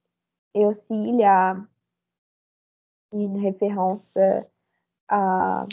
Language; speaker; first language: French; non-native, learner; Portuguese